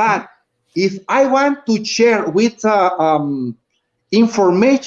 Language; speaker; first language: English; non-native, learner; Spanish